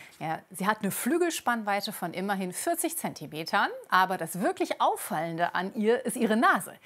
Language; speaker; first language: German; native; German